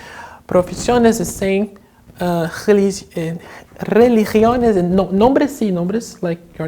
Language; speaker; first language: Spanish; non-native, fluent; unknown